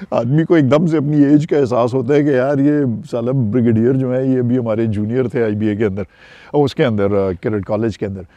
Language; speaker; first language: Urdu; non-native, local second language; Pashto